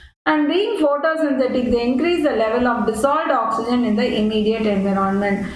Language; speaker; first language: English; non-native, local second language; Tamil